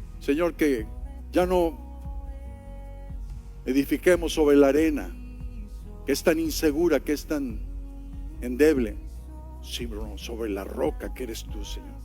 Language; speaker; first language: Spanish; native; Spanish